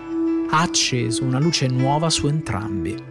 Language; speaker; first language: Italian; native; Italian